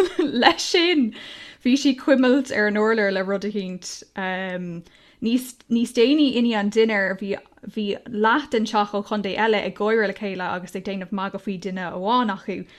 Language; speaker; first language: Irish; non-native, local second language; English